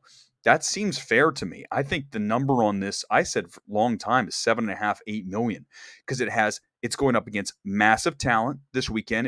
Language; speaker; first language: English; native; English